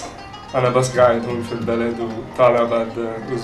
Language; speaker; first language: Arabic; non-native, fluent; English